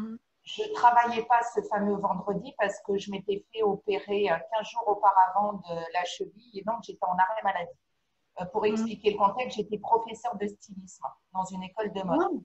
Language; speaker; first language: French; native; French